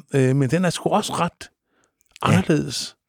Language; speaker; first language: Danish; native; Danish